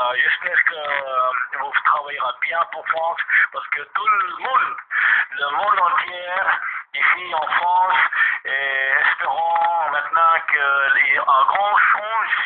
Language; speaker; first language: French; non-native, learner; Hindi